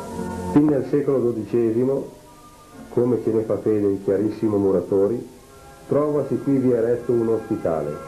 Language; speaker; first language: Italian; native; Italian